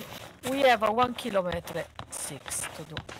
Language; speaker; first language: English; non-native, learner; Hungarian